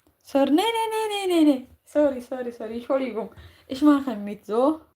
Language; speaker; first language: German; non-native, learner; Tigrinya